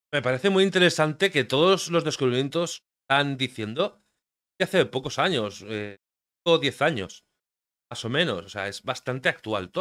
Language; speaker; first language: Spanish; native; Spanish